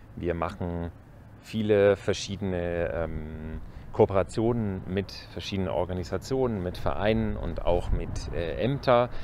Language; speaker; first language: German; non-native, fluent; Spanish